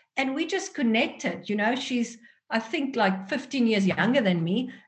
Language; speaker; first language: English; non-native, local second language; Afrikaans